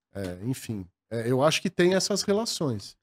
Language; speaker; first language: Portuguese; native; Portuguese